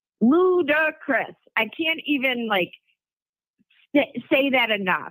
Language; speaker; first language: English; native; English